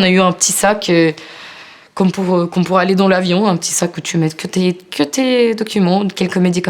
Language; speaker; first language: French; non-native, fluent; Ukrainian